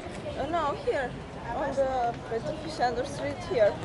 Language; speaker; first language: English; non-native, learner; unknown